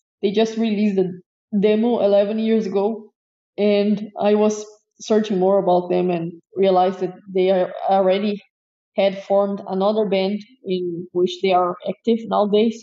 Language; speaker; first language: English; non-native, fluent; Portuguese